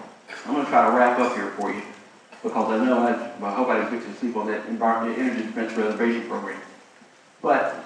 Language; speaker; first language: English; native; English